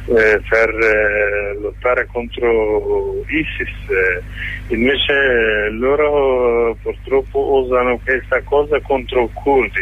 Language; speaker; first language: Italian; non-native, learner; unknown